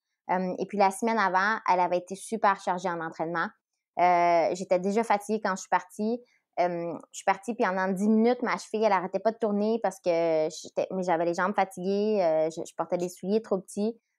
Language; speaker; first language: French; native; French